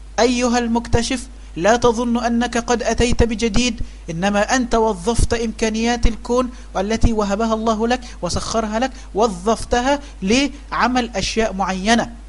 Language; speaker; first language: Arabic; native; Arabic